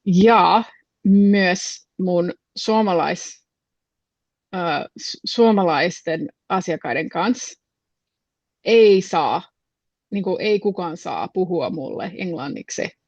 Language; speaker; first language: Finnish; non-native, fluent; English